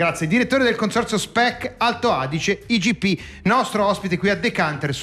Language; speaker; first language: Italian; native; Italian